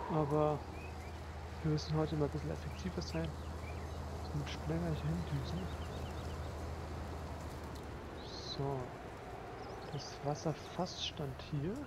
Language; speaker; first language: German; native; German